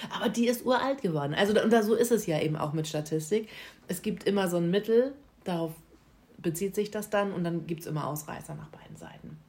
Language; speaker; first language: German; native; German